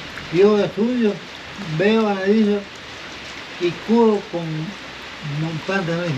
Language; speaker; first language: Spanish; non-native, local second language; Quechua